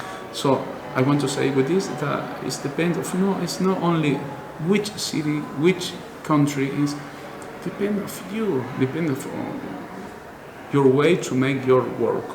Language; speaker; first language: English; non-native, learner; Spanish